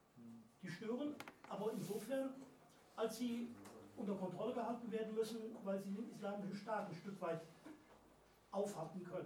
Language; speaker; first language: German; native; German